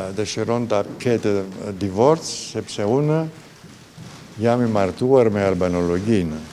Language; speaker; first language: Albanian; non-native, fluent; Greek